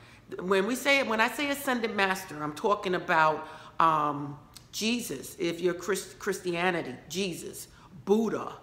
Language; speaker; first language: English; native; English